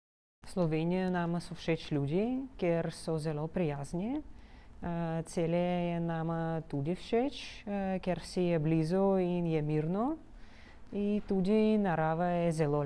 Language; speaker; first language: Slovenian; non-native, learner; Russian